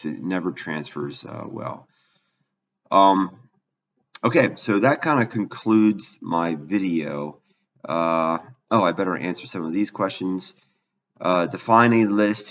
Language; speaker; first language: English; native; English